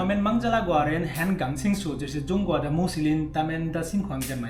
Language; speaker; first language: Chinese; non-native, fluent; Bangla